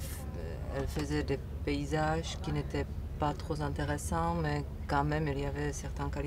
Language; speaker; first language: French; non-native, fluent; Czech